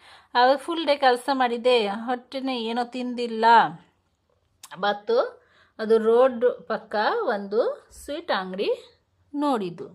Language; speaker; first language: Kannada; non-native, local second language; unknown